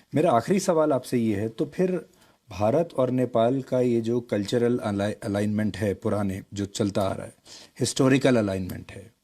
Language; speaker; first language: Hindi; native; Hindi